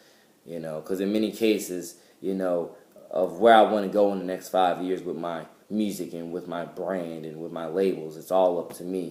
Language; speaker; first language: English; native; English